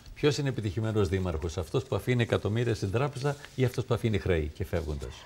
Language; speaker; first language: Greek; native; Greek